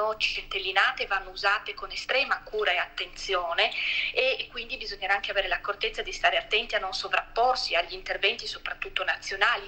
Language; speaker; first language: Italian; native; Italian